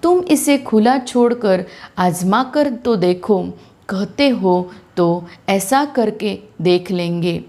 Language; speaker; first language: Hindi; non-native, local second language; Marathi